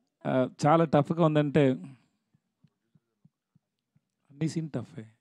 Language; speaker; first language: Telugu; non-native, learner; Tamil